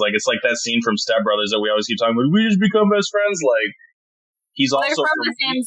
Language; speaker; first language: English; native; English